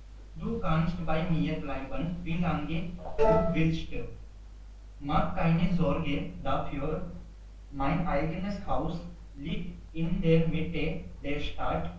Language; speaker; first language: German; non-native, learner; Hindi